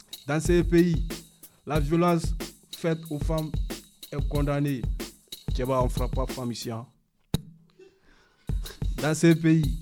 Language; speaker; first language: French; non-native, learner; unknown